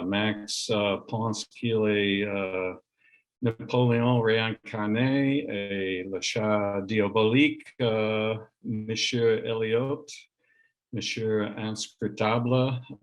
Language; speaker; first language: French; non-native, learner; English